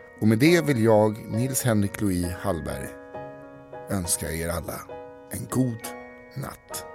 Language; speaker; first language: Swedish; native; Swedish